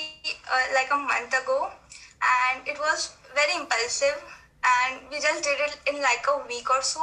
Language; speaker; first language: English; non-native, local second language; Hindi